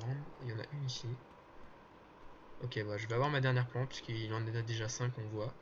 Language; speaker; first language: French; native; French